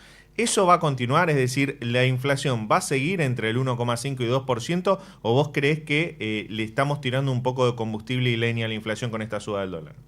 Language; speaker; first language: Spanish; native; Spanish